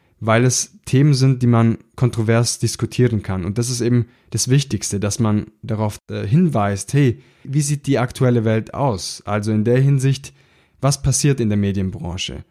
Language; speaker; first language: German; early bilingual, other home language; Italian